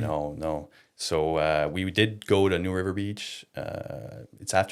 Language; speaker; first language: English; non-native, local second language; French